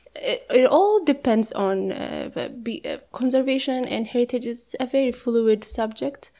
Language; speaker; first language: English; non-native, fluent; Amharic